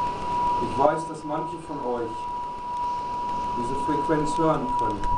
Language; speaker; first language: German; native; German